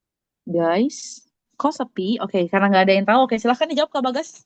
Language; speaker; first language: Indonesian; native; Indonesian